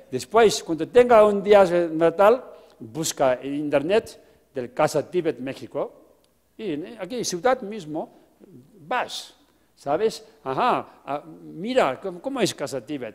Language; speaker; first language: Spanish; non-native, fluent; Tibetan